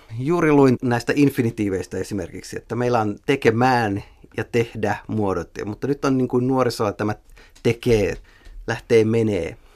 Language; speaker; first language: Finnish; native; Finnish